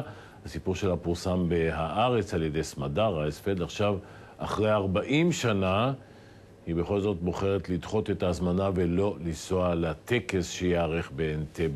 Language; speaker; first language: Hebrew; native; Hebrew